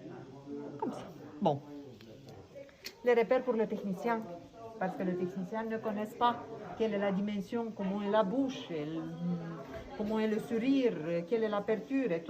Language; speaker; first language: French; non-native, fluent; Romanian